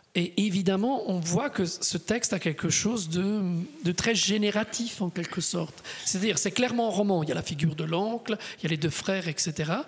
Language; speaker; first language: French; non-native, fluent; Italian